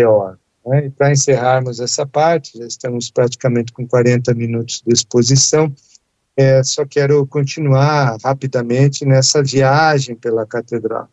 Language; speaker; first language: Portuguese; native; Portuguese